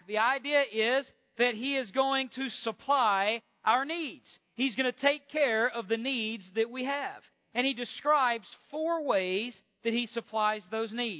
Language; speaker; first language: English; native; English